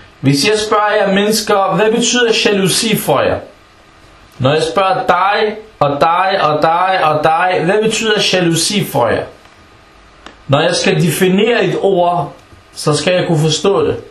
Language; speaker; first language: Danish; non-native, fluent; Arabic